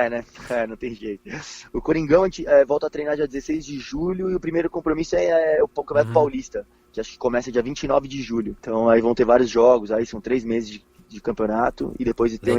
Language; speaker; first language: Portuguese; native; Portuguese